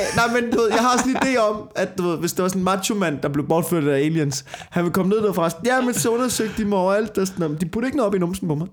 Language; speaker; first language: Danish; native; Danish